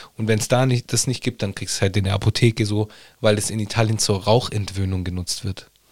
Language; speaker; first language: German; early bilingual, other home language; Italian